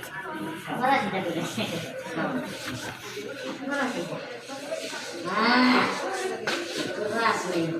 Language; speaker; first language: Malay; non-native, local second language; Nias